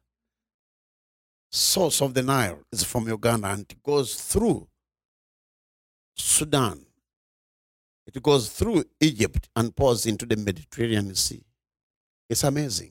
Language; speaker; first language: English; non-native, local second language; Ganda